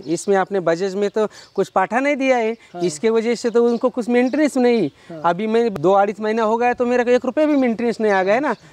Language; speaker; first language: Hindi; non-native, local second language; Marathi